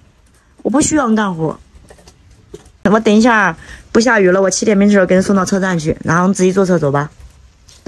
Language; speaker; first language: Chinese; native; Chinese